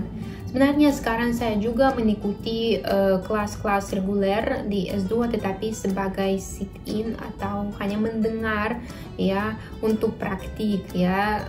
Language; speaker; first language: Indonesian; non-native, fluent; Russian